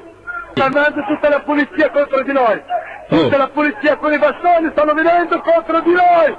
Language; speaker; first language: Italian; non-native, learner; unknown